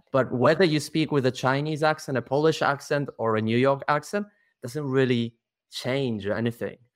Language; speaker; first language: English; non-native, fluent; Polish